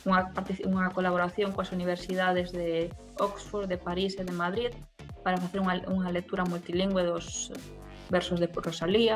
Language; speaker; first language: Galician; non-native, local second language; Spanish